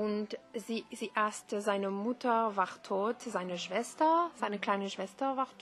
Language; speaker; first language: German; non-native, learner; French